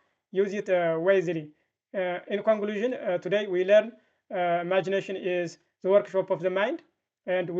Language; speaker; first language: English; non-native, fluent; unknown